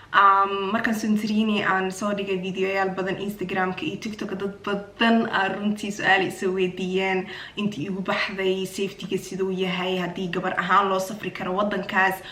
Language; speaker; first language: Somali; early bilingual, heritage; Somali